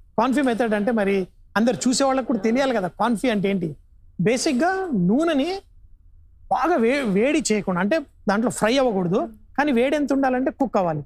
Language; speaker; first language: Telugu; native; Telugu